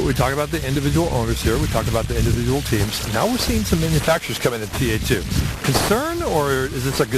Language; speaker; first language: English; native; English